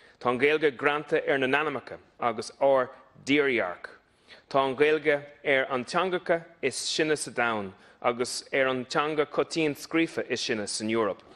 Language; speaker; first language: Irish; non-native, local second language; English